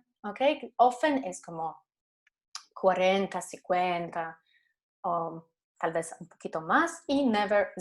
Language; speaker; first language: Spanish; non-native, fluent; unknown